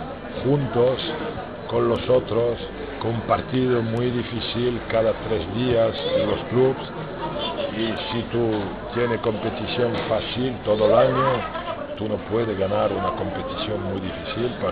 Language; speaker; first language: Spanish; non-native, fluent; French